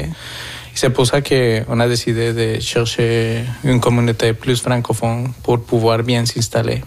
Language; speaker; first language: French; non-native, fluent; Spanish